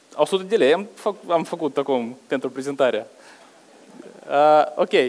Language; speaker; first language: Romanian; non-native, local second language; Russian